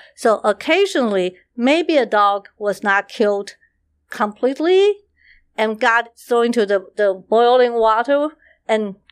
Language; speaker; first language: English; non-native, fluent; Chinese